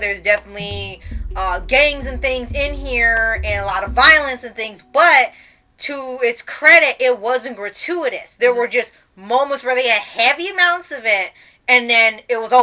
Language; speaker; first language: English; native; English